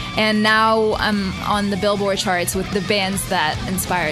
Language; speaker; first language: English; non-native, fluent; Hebrew